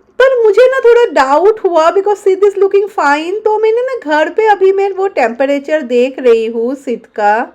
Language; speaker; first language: Hindi; non-native, local second language; Bangla